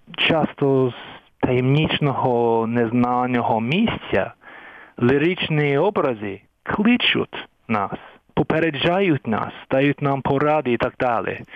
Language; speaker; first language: Ukrainian; non-native, fluent; English